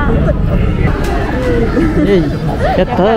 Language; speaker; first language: Japanese; non-native, fluent; Indonesian